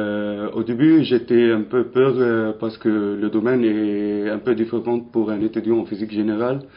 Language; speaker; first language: French; non-native, local second language; Arabic